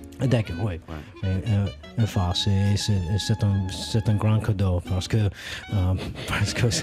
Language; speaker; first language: French; non-native, learner; English